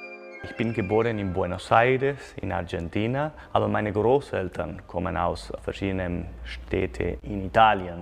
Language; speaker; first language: German; non-native, fluent; Spanish